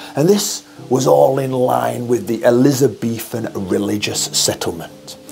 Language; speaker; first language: English; native; English